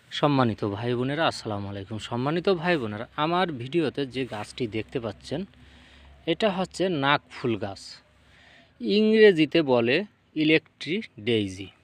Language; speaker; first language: Bangla; native; Bangla